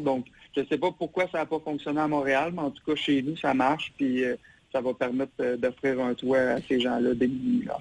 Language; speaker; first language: French; native; French